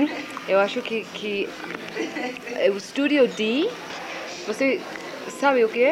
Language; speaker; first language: Portuguese; non-native, fluent; Spanish